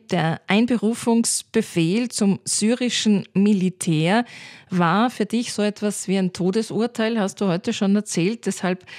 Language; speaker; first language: German; native; German